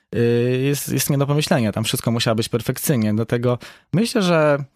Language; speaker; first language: Polish; native; Polish